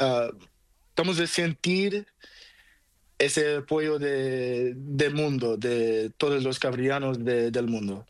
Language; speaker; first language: Spanish; non-native, learner; Portuguese